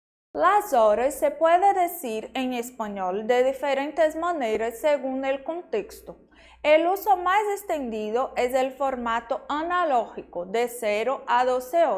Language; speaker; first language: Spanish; non-native, fluent; Portuguese